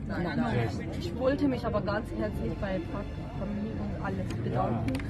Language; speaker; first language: German; non-native, fluent; Urdu